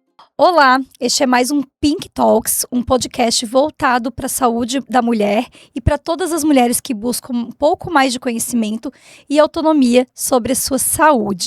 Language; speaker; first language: Portuguese; native; Portuguese